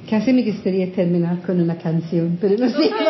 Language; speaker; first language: Spanish; non-native, fluent; English